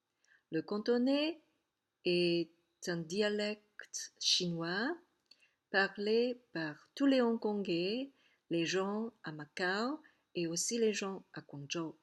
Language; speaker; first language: French; non-native, fluent; Cantonese